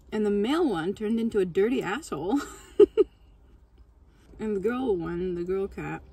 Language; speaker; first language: English; non-native, fluent; Turkish